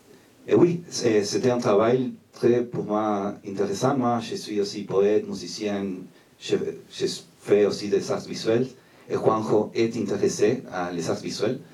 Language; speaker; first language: French; non-native, fluent; Spanish